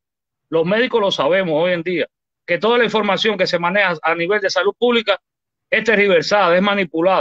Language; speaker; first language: Spanish; native; Spanish